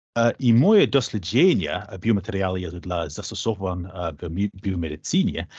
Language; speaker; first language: Ukrainian; non-native, learner; English